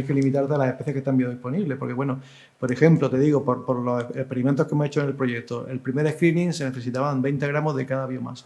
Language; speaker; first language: Spanish; native; Spanish